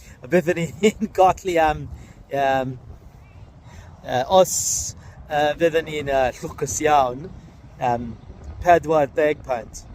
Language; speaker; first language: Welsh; non-native, learner; English